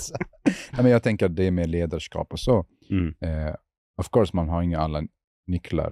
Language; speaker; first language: Swedish; non-native, fluent; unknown